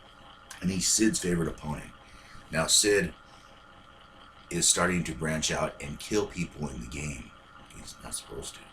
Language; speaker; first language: English; native; English